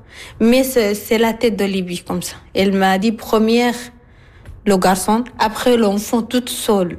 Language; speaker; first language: French; non-native, learner; Somali